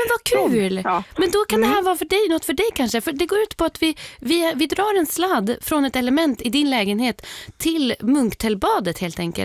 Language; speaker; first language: Swedish; native; Swedish